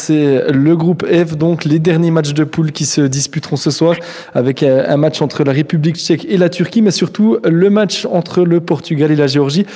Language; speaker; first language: French; native; French